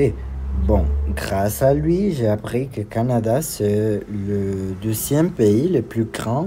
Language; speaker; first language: French; non-native, learner; Spanish